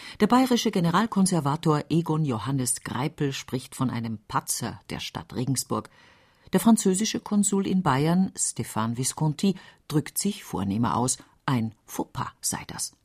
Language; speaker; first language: German; native; German